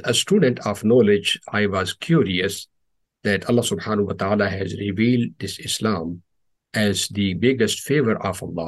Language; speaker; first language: English; non-native, local second language; Urdu